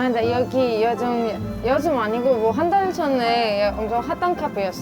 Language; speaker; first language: Korean; non-native, learner; Greek